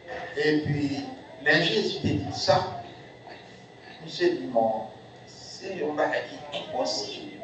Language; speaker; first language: French; non-native, local second language; Haitian Creole